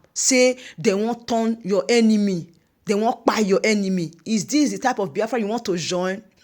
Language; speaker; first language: Nigerian Pidgin; non-native, local second language; Igbo